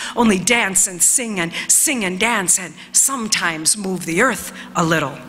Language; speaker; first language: English; early bilingual, other home language; Spanish